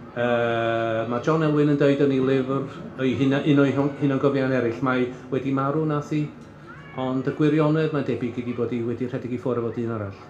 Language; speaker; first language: Welsh; native; Welsh